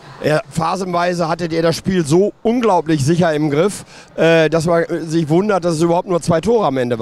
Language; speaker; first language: German; native; German